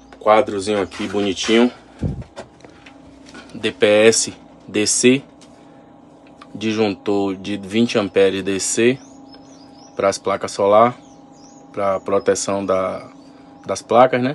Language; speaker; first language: Portuguese; native; Portuguese